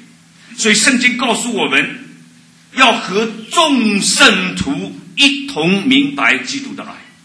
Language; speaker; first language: Chinese; native; Chinese